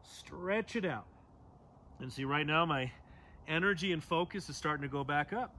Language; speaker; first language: English; native; English